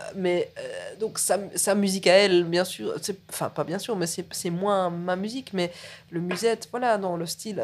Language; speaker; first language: French; native; French